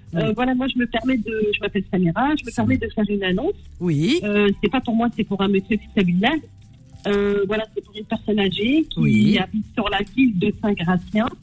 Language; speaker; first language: French; non-native, local second language; Arabic